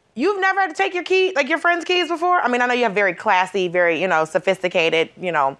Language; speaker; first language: English; native; English